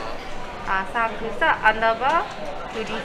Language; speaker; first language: Japanese; native; Japanese